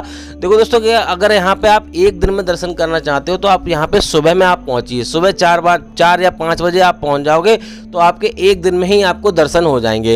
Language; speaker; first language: Hindi; native; Hindi